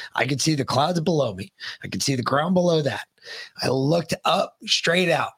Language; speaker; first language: English; native; English